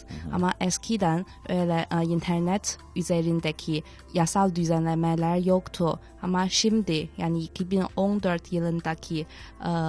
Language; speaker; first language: Turkish; non-native, fluent; Chinese